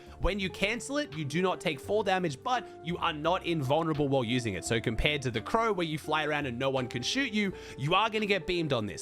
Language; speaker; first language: English; native; English